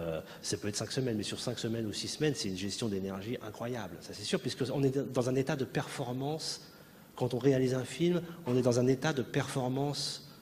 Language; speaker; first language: French; native; French